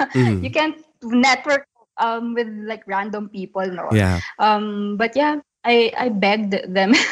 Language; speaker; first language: English; non-native, local second language; Filipino